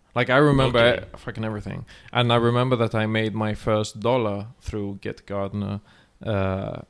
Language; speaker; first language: English; non-native, fluent; Greek